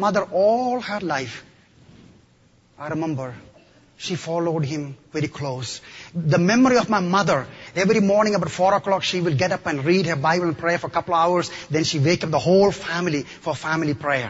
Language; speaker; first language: English; non-native, local second language; Malayalam